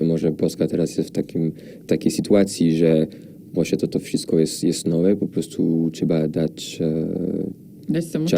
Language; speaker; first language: Polish; non-native, fluent; French